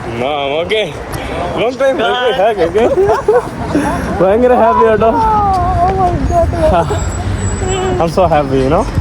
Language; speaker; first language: English; non-native, local second language; Malayalam